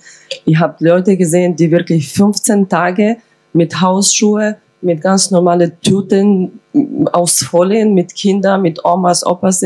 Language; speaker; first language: German; non-native, fluent; Ukrainian